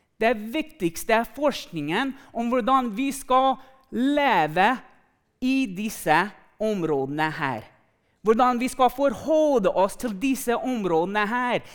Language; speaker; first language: Norwegian; non-native, fluent; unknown